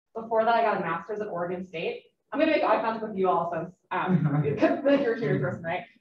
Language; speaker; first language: English; native; English